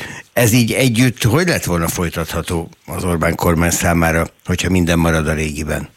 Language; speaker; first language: Hungarian; native; Hungarian